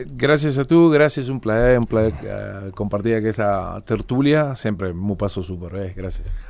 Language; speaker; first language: Catalan; non-native, fluent; Spanish